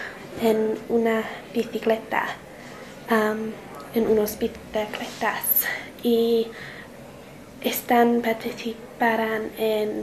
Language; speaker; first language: Spanish; non-native, learner; English